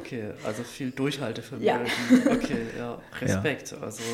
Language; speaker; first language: German; native; German